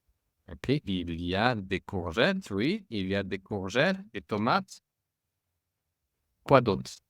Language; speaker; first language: French; non-native, fluent; English